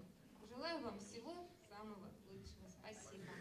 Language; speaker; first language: Russian; native; Russian